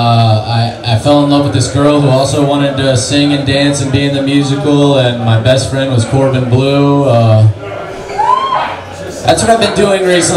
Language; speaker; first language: English; native; English